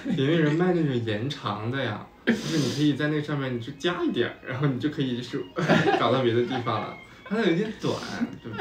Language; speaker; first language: Chinese; native; Chinese